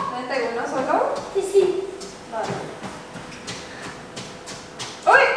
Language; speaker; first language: Spanish; non-native, fluent; Filipino